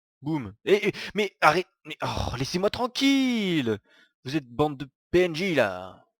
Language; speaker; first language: French; native; French